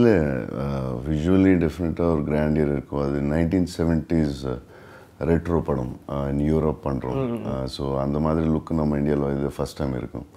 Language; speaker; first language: Tamil; non-native, learner; Telugu